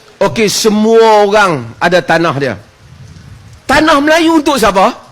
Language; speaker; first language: Malay; native; Malay